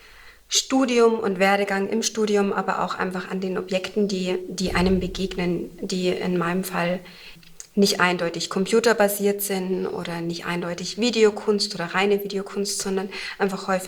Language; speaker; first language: German; native; German